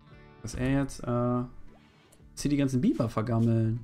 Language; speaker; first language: German; native; German